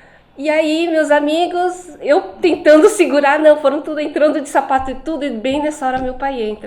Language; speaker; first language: Portuguese; early bilingual, other home language; Korean